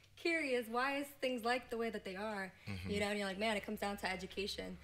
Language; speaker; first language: English; native; English